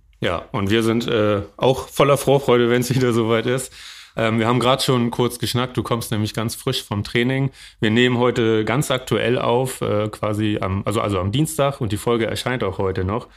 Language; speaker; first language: German; native; German